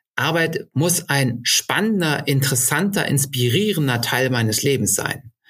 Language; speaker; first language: German; native; German